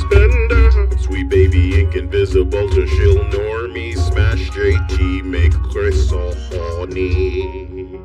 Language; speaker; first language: English; native; English